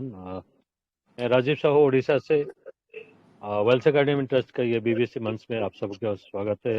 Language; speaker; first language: Hindi; non-native, local second language; Odia